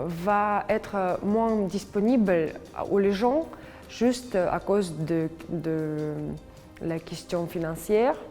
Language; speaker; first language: French; non-native, fluent; Russian